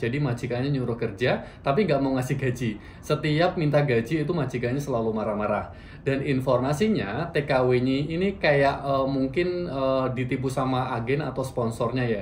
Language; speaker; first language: Indonesian; native; Indonesian